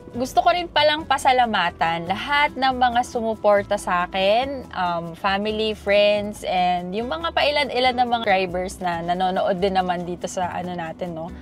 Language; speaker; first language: Filipino; native; Filipino